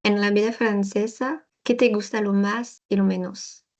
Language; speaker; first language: Spanish; non-native, learner; French